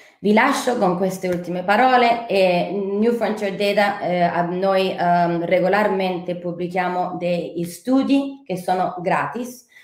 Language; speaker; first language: Italian; non-native, fluent; Spanish